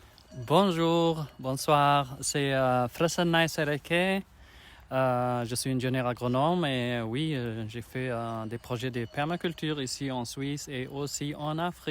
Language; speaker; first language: French; non-native, learner; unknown